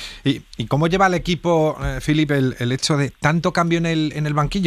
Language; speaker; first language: Spanish; native; Spanish